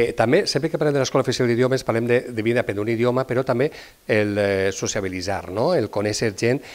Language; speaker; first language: Catalan; native; Catalan